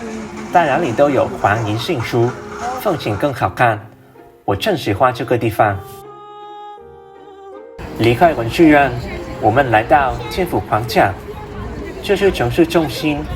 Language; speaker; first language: Chinese; non-native, learner; Vietnamese